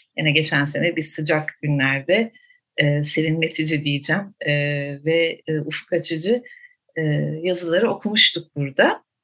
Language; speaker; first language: Turkish; native; Turkish